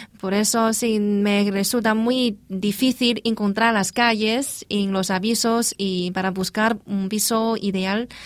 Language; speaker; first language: Spanish; non-native, fluent; Chinese